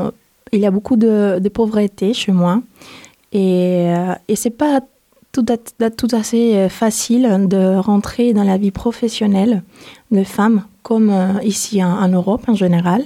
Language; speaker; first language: French; non-native, fluent; Spanish